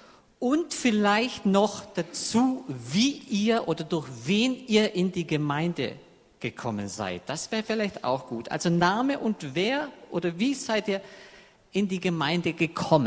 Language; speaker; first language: German; native; German